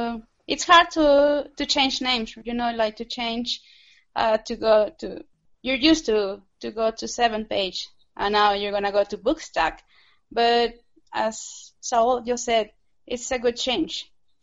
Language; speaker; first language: English; non-native, fluent; Spanish